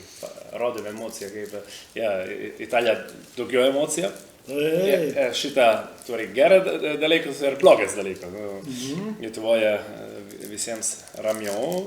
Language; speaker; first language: Lithuanian; non-native, learner; Italian